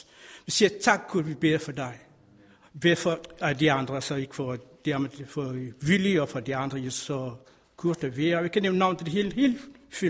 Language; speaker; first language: Danish; non-native, learner; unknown